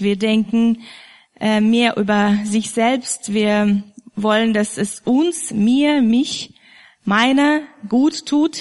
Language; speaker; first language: German; non-native, fluent; Russian